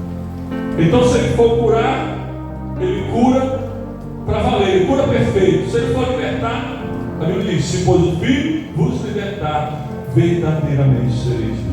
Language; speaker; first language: Portuguese; native; Portuguese